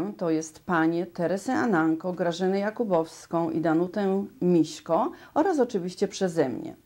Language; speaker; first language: Polish; native; Polish